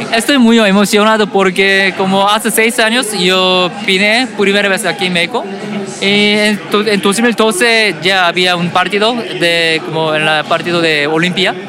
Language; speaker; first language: Spanish; non-native, learner; Korean